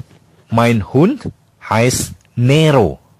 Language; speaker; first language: German; non-native, fluent; Indonesian